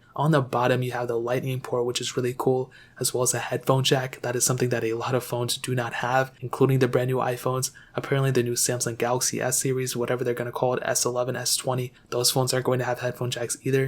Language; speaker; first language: English; native; English